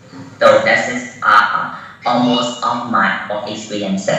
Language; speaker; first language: English; non-native, learner; Burmese